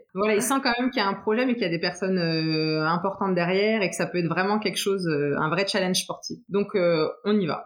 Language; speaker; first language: French; native; French